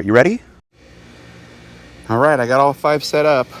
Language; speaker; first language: English; native; English